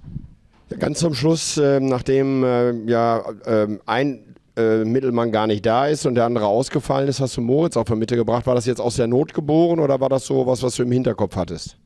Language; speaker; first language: German; native; German